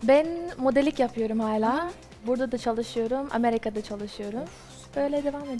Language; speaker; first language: Turkish; early bilingual, heritage; Turkish